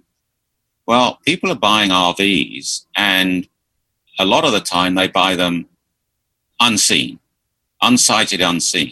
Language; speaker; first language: English; native; English